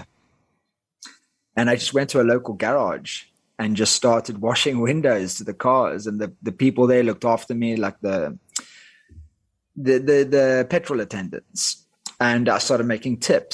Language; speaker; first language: English; non-native, local second language; Afrikaans